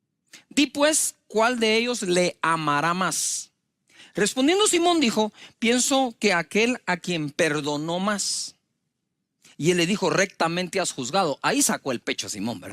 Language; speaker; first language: Spanish; native; Spanish